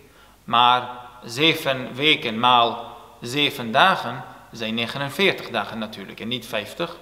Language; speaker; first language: Dutch; non-native, fluent; Turoyo